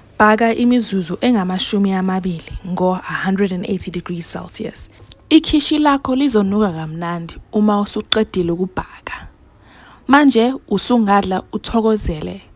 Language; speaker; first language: Zulu; non-native, local second language; Southern Sotho